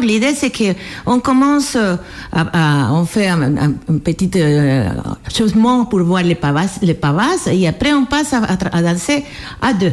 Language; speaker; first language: French; non-native, fluent; Spanish